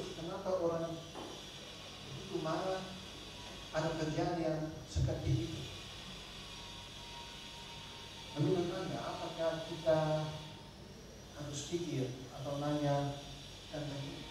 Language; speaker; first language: Indonesian; non-native, fluent; Dutch